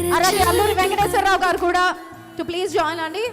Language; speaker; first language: Telugu; native; Telugu